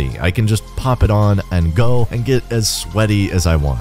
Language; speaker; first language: English; native; English